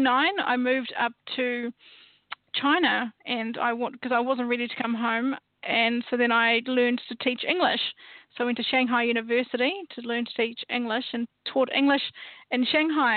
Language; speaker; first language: English; native; English